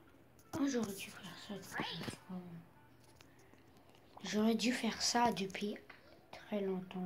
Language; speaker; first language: French; native; French